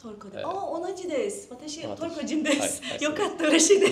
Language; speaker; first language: Japanese; non-native, learner; Turkish